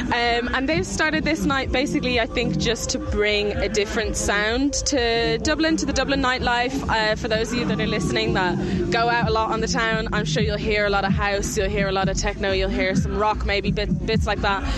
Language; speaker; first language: English; native; English